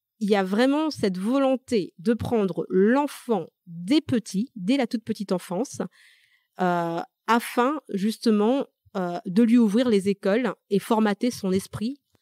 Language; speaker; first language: French; early bilingual, other home language; Malagasy